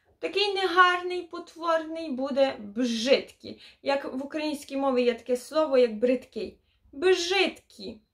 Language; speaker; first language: Ukrainian; native; Ukrainian